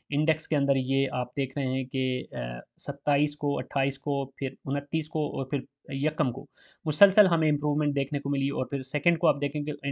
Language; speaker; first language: Urdu; native; Urdu